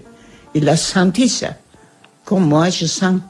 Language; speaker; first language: French; non-native, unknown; Armenian